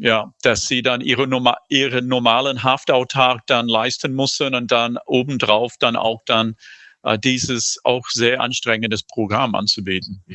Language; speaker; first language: German; non-native, fluent; English